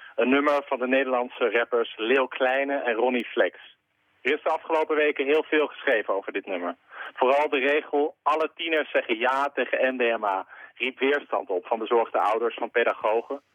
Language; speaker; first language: Dutch; native; Dutch